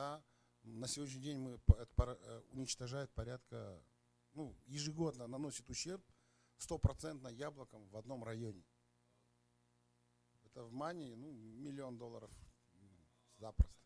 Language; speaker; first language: Russian; native; Russian